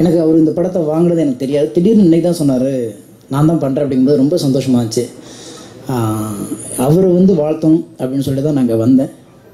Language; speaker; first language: Tamil; native; Tamil